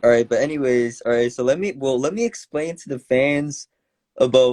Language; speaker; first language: English; early bilingual, other home language; Korean